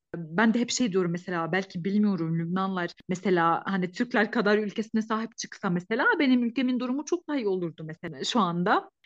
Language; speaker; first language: Turkish; non-native, fluent; Arabic